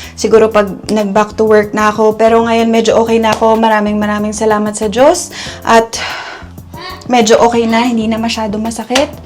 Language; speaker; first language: Filipino; native; Filipino